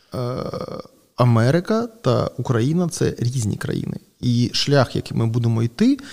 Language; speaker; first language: Ukrainian; non-native, local second language; Russian